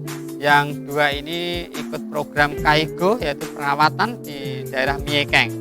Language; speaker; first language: Indonesian; native; Indonesian